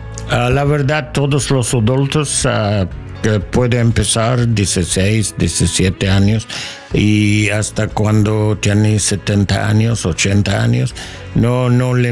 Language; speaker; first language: Spanish; non-native, learner; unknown